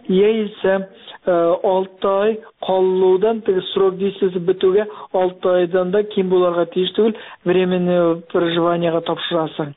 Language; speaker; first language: Tatar; early bilingual, heritage; Tatar